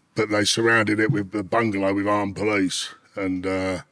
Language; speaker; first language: English; native; English